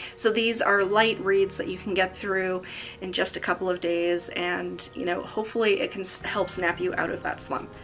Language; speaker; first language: English; native; English